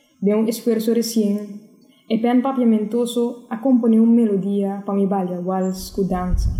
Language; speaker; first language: Dutch; non-native, local second language; Spanish